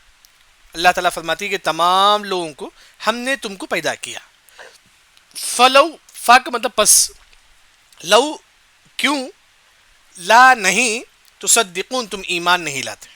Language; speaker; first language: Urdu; non-native, local second language; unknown